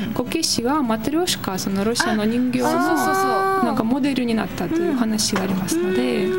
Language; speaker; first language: Japanese; non-native, fluent; Russian